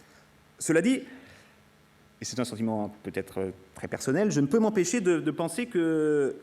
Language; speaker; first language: French; native; French